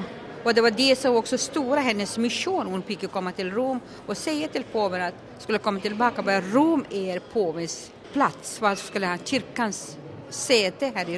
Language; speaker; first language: Swedish; non-native, local second language; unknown